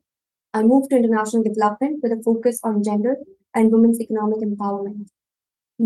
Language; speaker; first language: English; non-native, local second language; Hindi